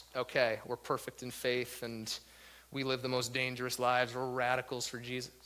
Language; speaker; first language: English; native; English